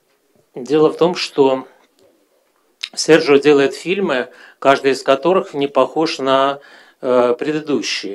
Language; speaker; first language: Russian; native; Russian